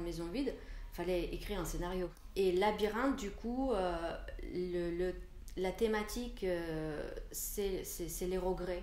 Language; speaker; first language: French; non-native, fluent; Russian